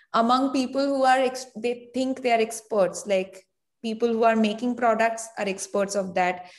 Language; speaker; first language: English; non-native, fluent; Spanish